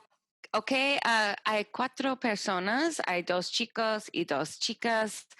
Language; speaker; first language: Spanish; non-native, learner; English